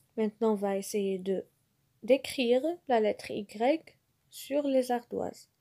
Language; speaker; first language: French; non-native, local second language; Arabic